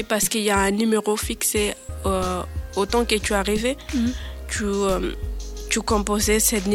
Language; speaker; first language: French; non-native, learner; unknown